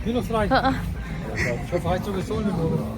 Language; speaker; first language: German; non-native, fluent; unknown